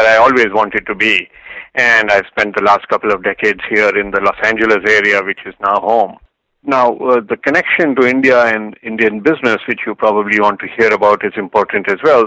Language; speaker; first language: English; non-native, local second language; Hindi